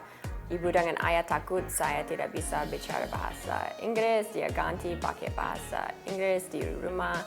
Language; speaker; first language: Indonesian; early bilingual, heritage; English